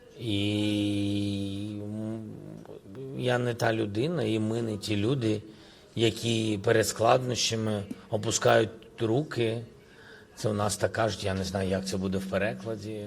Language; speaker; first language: Ukrainian; non-native, local second language; Russian